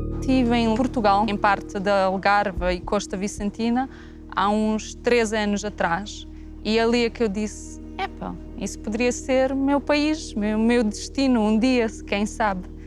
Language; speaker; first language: Portuguese; non-native, fluent; Slovenian